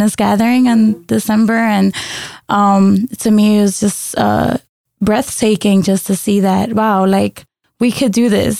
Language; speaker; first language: English; early bilingual, other home language; Spanish